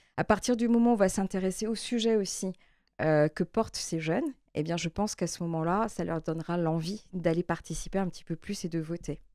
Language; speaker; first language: French; native; French